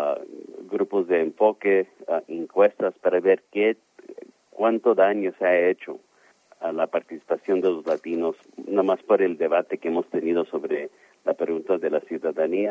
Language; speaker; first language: Spanish; early bilingual, heritage; Spanish